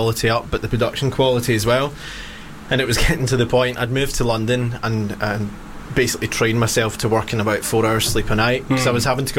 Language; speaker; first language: English; native; English